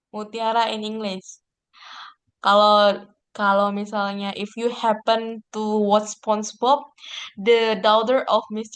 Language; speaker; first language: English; non-native, fluent; Indonesian